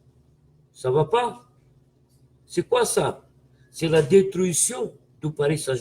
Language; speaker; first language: French; non-native, fluent; Portuguese